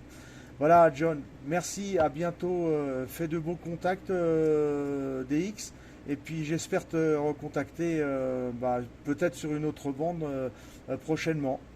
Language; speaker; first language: French; native; French